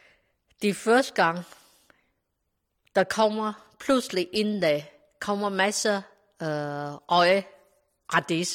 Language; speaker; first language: Danish; non-native, learner; Chinese